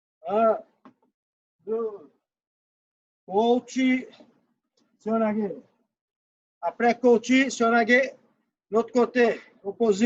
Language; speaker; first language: French; non-native, fluent; Portuguese